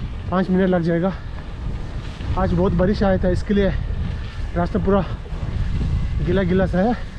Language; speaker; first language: Hindi; non-native, learner; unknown